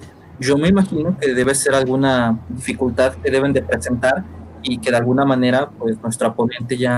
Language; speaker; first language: Spanish; native; Spanish